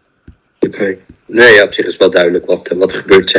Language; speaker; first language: Dutch; native; Dutch